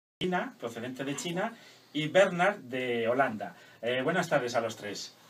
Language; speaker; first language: Spanish; native; Spanish